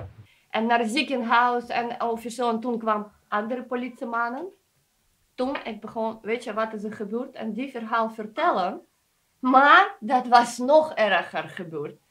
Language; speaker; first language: Dutch; non-native, learner; Russian